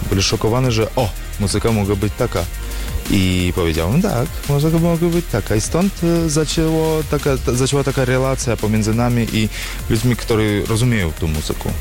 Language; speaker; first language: Polish; non-native, learner; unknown